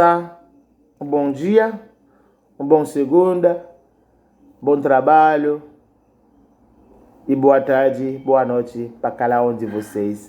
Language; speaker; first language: Portuguese; non-native, learner; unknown